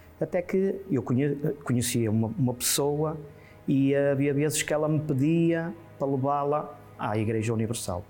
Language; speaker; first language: Portuguese; native; Portuguese